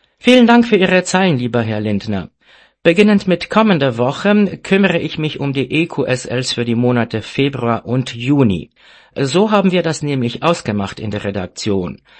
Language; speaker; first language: German; non-native, fluent; Romanian